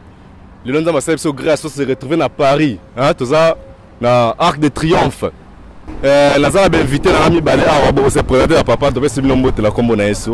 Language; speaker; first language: French; non-native, local second language; Lingala